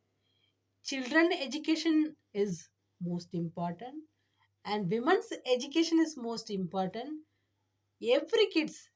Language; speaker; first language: English; non-native, learner; Tamil